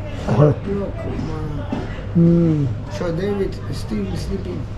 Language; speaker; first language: English; non-native, learner; Italian